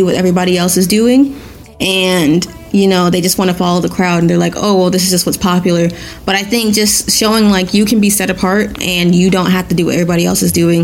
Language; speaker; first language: English; non-native, local second language; Yoruba